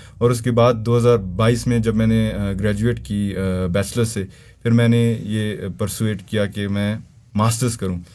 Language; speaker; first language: Urdu; non-native, local second language; Brahui